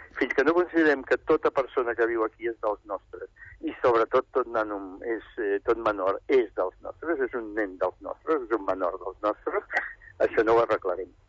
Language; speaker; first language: Catalan; native; Catalan